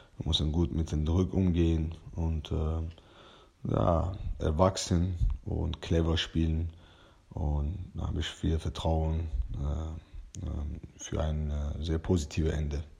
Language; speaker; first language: German; non-native, fluent; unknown